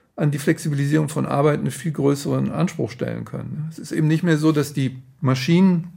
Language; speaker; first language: German; native; German